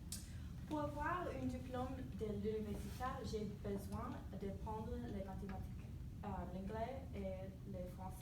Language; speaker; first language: French; non-native, learner; English